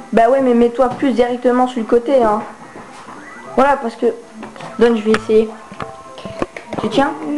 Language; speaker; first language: French; native; French